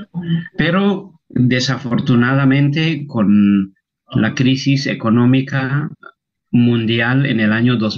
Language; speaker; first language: Spanish; non-native, local second language; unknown